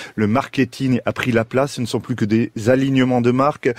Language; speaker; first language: French; native; French